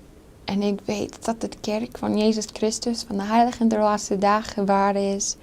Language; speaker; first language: Dutch; non-native, fluent; English